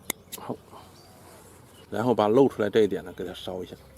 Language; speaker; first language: Chinese; native; Chinese